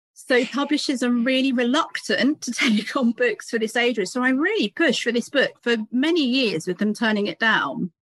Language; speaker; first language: English; native; English